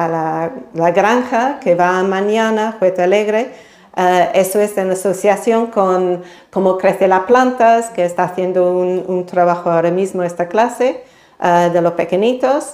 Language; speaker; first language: Spanish; non-native, fluent; English